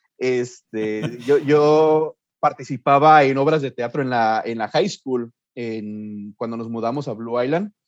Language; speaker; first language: Spanish; early bilingual, heritage; Spanish